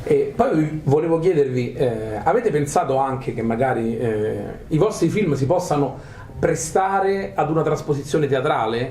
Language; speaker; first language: Italian; native; Italian